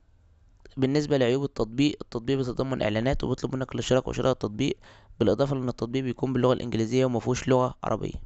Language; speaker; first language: Arabic; native; Arabic